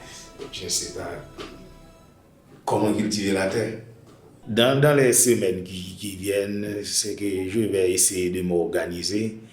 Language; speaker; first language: French; non-native, local second language; Haitian Creole